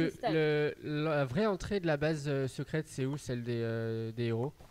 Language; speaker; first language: French; native; French